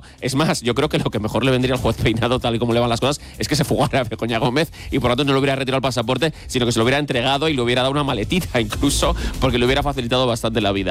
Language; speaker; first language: Spanish; native; Spanish